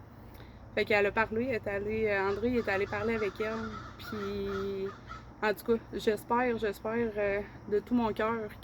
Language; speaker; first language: French; native; French